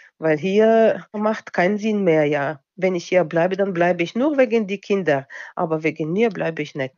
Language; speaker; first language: German; non-native, local second language; Bulgarian